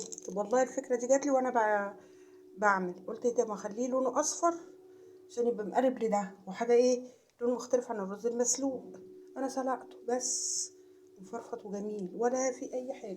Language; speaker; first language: Arabic; native; Arabic